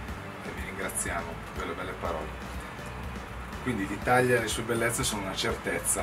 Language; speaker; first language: Italian; native; Italian